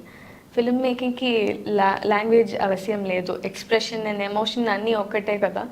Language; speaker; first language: Telugu; non-native, learner; Tamil